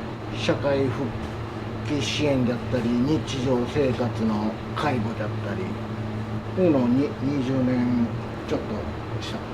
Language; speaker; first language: Japanese; native; Japanese